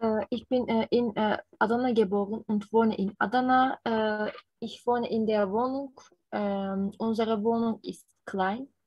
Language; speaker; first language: German; non-native, learner; Turkish